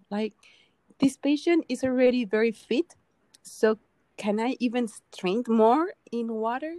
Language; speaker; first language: English; non-native, fluent; Spanish